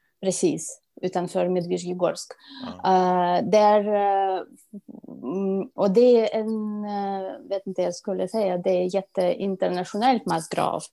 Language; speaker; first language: Swedish; non-native, fluent; Russian